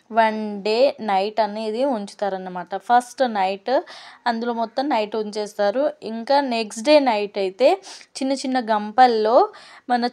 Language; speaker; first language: Telugu; non-native, local second language; Lambadi